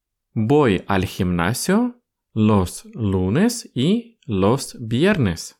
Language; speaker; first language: Spanish; non-native, fluent; Russian